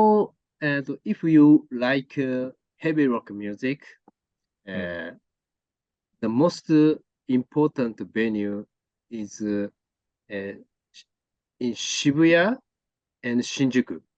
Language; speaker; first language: English; non-native, learner; Japanese